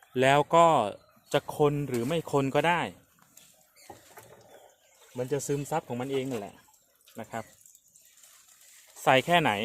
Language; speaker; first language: Thai; native; Thai